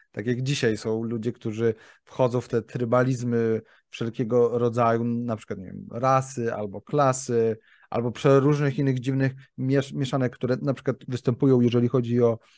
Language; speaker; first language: Polish; native; Polish